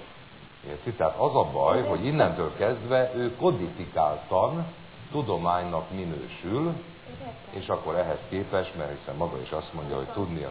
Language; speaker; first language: Hungarian; native; Hungarian